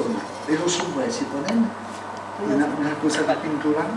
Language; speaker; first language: Spanish; non-native, learner; French